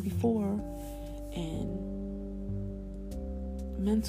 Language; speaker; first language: English; early bilingual, other home language; Spanish